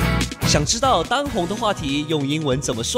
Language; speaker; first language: Chinese; native; Chinese